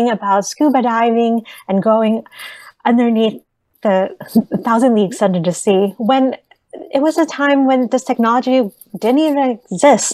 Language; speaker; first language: English; early bilingual, other home language; Vietnamese